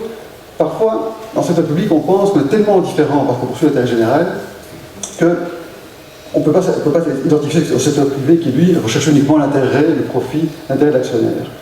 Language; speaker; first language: French; native; French